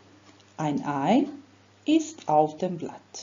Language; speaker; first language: German; non-native, fluent; Croatian